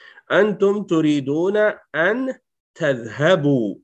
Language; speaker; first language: Arabic; non-native, fluent; French